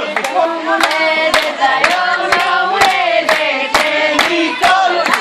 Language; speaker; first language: Hebrew; native; Hebrew